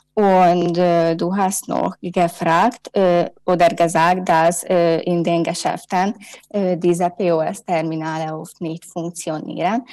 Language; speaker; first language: German; non-native, learner; Hungarian